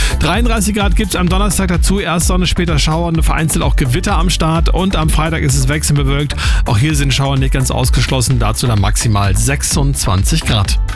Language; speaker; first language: German; native; German